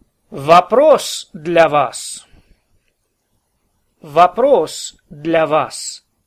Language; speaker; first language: Russian; non-native, learner; English